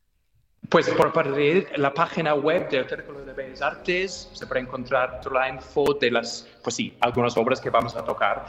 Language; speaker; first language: Spanish; non-native, fluent; English